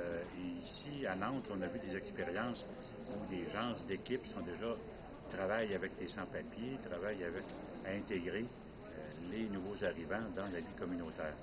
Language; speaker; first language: French; native; French